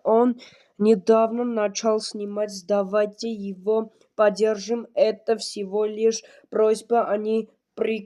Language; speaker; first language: Russian; non-native, learner; Armenian